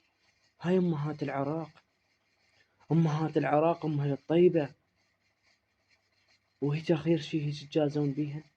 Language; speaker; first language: Arabic; native; Arabic